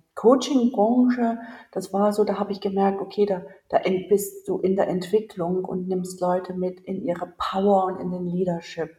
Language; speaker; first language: German; native; German